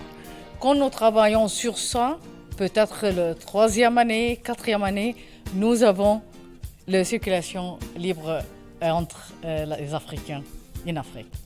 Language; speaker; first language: French; non-native, learner; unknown